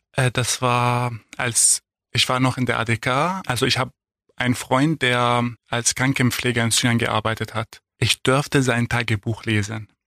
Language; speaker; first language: German; non-native, fluent; Arabic